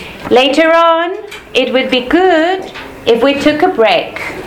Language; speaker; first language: English; non-native, fluent; Spanish